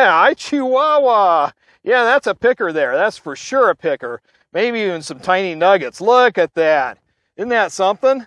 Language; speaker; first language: English; native; English